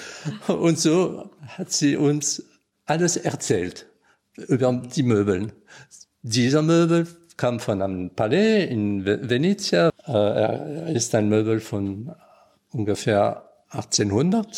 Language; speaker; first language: German; non-native, learner; French